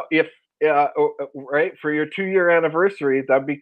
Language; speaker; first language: English; native; English